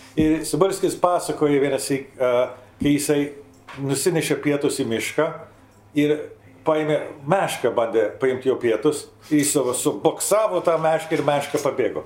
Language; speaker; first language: Lithuanian; early bilingual, heritage; Lithuanian